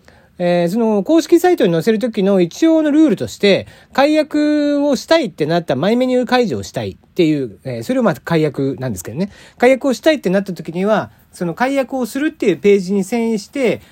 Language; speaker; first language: Japanese; native; Japanese